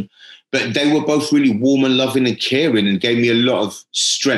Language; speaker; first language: English; native; English